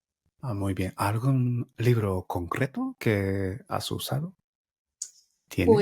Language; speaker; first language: Spanish; non-native, fluent; Japanese